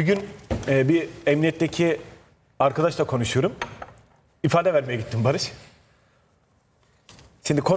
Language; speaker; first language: Turkish; native; Turkish